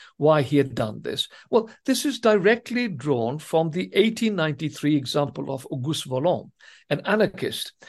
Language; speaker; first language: English; non-native, local second language; Swahili